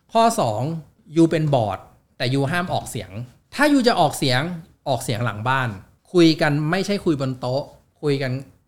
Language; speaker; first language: Thai; native; Thai